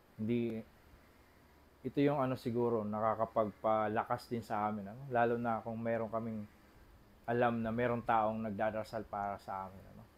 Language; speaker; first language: Filipino; non-native, local second language; Bikol